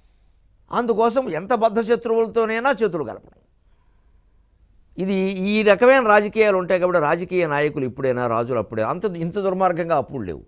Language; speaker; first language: Telugu; native; Telugu